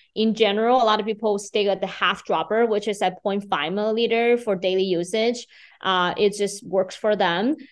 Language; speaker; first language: English; non-native, fluent; Chinese